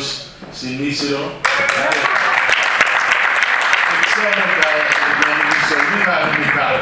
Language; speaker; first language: Greek; early bilingual, heritage; Greek